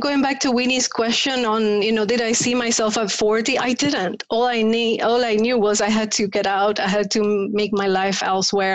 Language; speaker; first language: English; non-native, fluent; Spanish